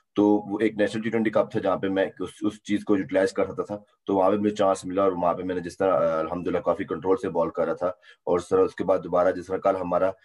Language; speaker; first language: Urdu; native; Urdu